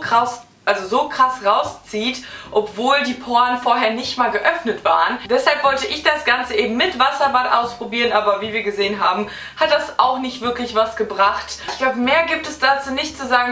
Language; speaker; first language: German; native; German